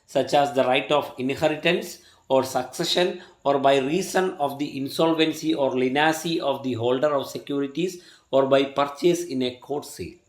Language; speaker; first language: English; non-native, local second language; Malayalam